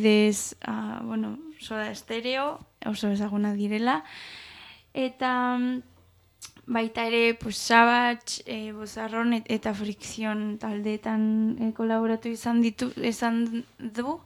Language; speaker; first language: Basque; non-native, local second language; Spanish